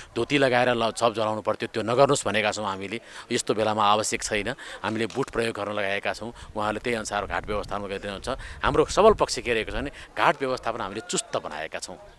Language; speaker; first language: Nepali; native; Nepali